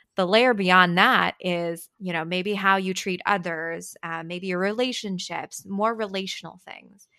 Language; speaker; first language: English; early bilingual, other home language; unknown